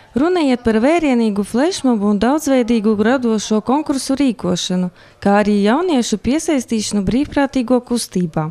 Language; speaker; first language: Latvian; non-native, local second language; Russian